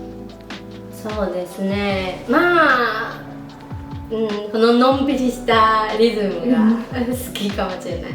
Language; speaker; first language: Japanese; non-native, fluent; Chinese